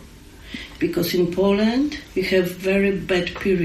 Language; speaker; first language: English; non-native, learner; Polish